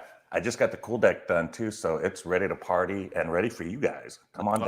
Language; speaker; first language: English; native; English